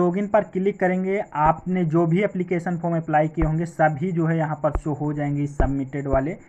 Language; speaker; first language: Hindi; native; Hindi